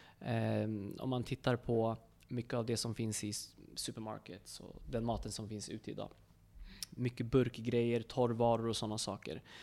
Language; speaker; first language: Swedish; early bilingual, other home language; Kurdish